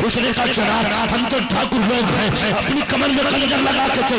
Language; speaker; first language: Hindi; native; Hindi